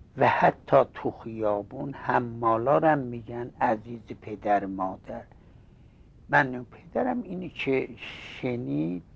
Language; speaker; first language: Persian; non-native, local second language; Azerbaijani